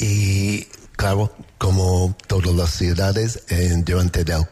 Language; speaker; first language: Spanish; non-native, learner; English